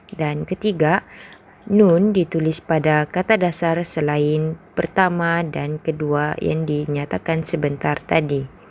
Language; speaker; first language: Malay; native; Malay